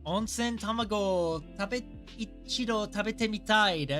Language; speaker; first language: Japanese; non-native, learner; English